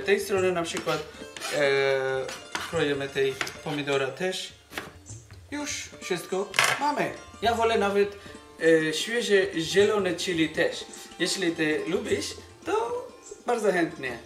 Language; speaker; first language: Polish; non-native, learner; Bangla